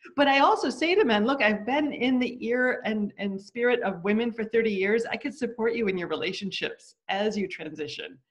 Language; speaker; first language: English; native; English